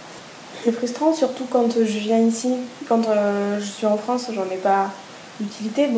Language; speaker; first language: French; native; French